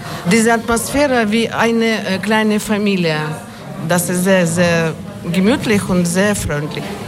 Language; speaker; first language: German; non-native, learner; Ukrainian